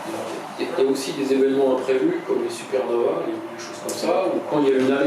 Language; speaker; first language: French; native; French